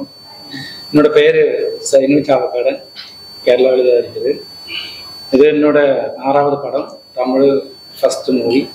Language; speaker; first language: Tamil; non-native, learner; Malayalam